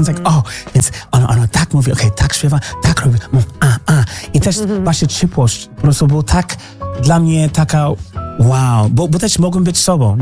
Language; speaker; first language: Polish; non-native, learner; English